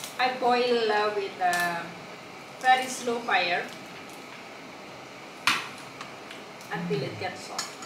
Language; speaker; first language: English; non-native, learner; Indonesian